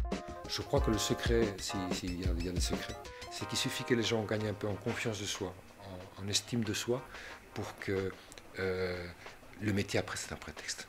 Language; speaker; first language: French; native; French